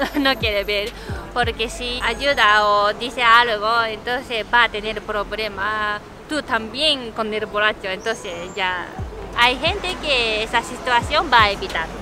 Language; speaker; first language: Spanish; non-native, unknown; Japanese